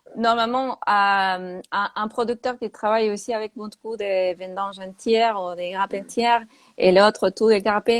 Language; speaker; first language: French; non-native, fluent; Spanish